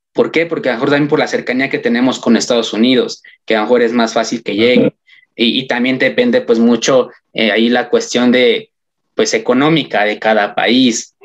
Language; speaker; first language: Spanish; native; Spanish